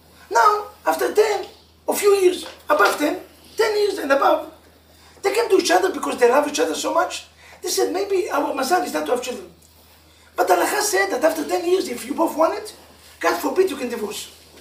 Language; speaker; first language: English; non-native, fluent; Hebrew